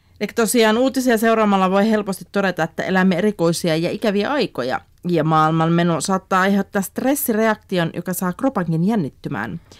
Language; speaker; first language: Finnish; native; Finnish